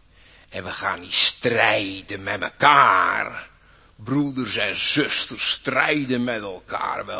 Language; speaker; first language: Dutch; native; Dutch